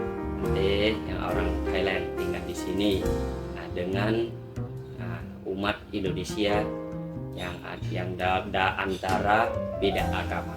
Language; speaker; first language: Indonesian; non-native, learner; Thai